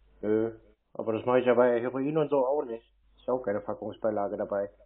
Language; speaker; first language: German; native; German